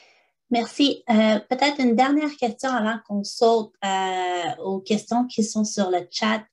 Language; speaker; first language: French; native; French